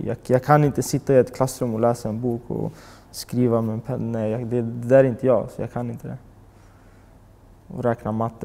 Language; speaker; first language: Swedish; early bilingual, other home language; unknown